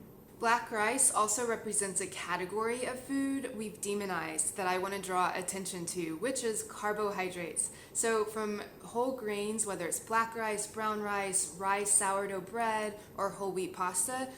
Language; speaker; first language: English; native; English